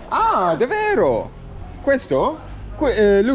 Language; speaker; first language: Italian; non-native, learner; English